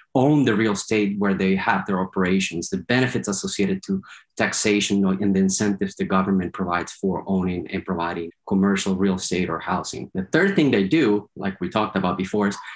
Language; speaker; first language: English; non-native, fluent; Spanish